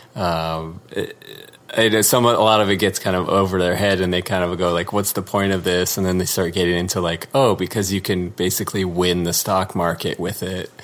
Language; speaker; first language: English; native; English